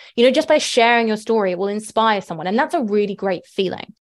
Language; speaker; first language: English; native; English